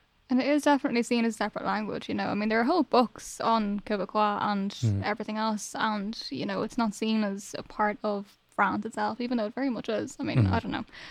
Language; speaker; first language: English; native; English